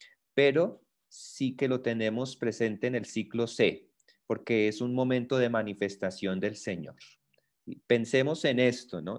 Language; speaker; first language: Spanish; native; Spanish